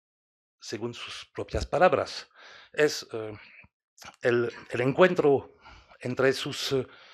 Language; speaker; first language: Spanish; non-native, fluent; French